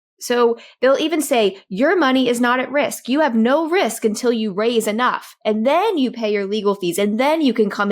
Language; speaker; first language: English; native; English